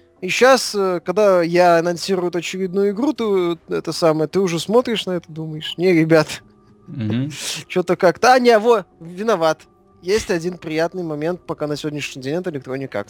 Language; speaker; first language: Russian; native; Russian